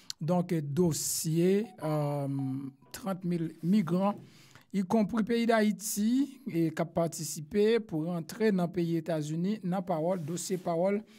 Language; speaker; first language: French; non-native, local second language; Haitian Creole